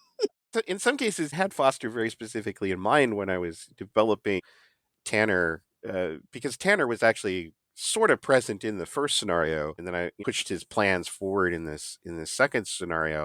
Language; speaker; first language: English; native; English